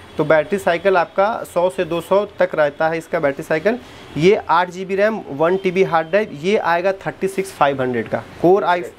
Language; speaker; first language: Hindi; native; Hindi